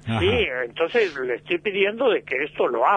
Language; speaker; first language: Spanish; native; Spanish